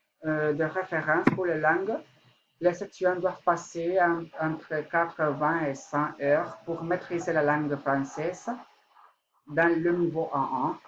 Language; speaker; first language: French; non-native, learner; Spanish